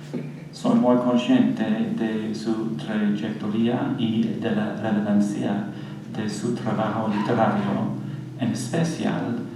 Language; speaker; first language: Spanish; non-native, fluent; English